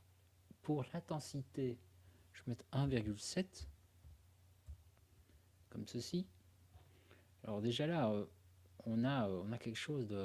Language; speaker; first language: French; native; French